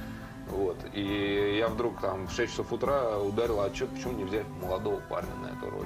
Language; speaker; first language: Russian; native; Russian